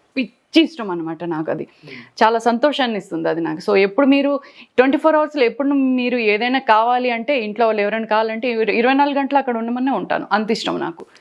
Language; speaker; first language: Telugu; native; Telugu